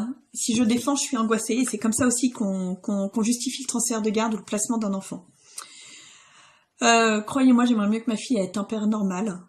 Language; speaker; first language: French; native; French